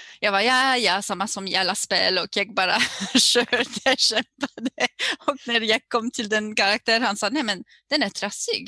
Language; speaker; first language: Swedish; non-native, fluent; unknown